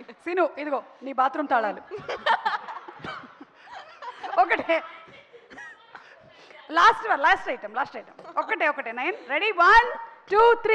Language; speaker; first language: Telugu; native; Telugu